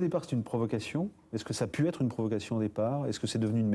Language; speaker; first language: French; native; French